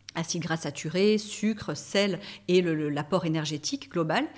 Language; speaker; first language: French; native; French